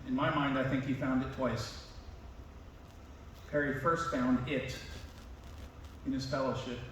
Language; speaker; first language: English; native; English